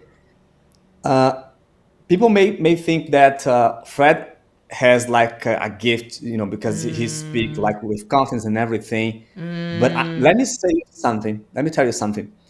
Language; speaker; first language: English; non-native, learner; Portuguese